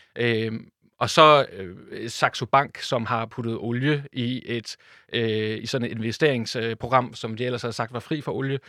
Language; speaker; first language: Danish; native; Danish